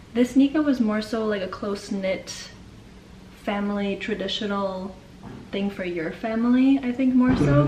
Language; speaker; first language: English; native; English